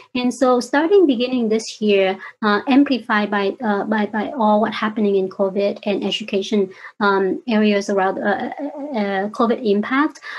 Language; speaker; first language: English; non-native, fluent; Vietnamese